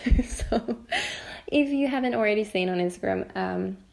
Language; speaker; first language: English; non-native, fluent; Finnish